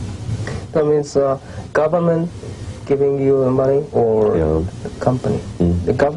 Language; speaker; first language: English; non-native, learner; Japanese